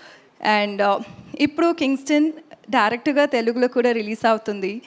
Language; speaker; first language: Telugu; non-native, learner; Tamil